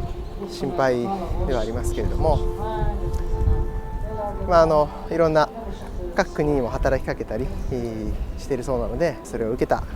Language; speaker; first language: Japanese; native; Japanese